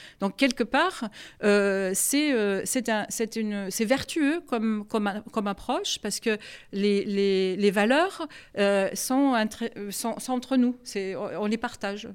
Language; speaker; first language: French; non-native, fluent; German